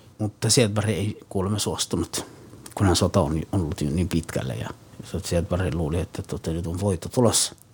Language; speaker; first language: Finnish; non-native, fluent; Somali